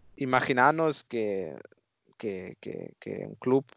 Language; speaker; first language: Spanish; non-native, fluent; Dutch